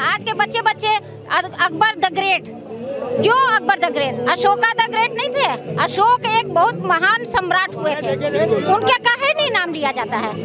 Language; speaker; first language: Hindi; native; Hindi